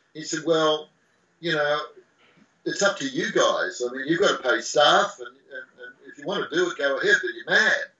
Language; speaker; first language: English; native; English